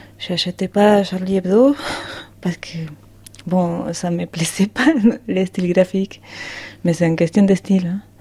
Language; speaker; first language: French; non-native, fluent; Spanish